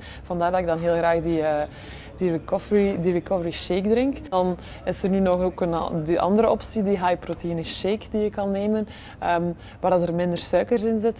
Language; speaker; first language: Dutch; native; Dutch